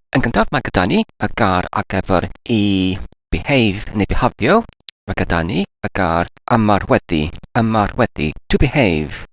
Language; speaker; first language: Welsh; non-native, learner; English